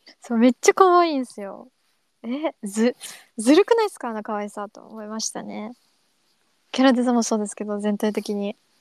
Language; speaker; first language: Japanese; early bilingual, other home language; English